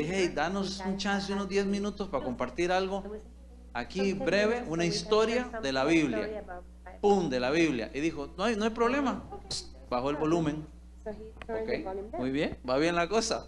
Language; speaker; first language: Spanish; native; Spanish